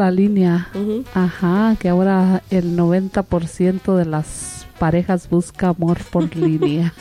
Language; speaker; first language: Spanish; native; Spanish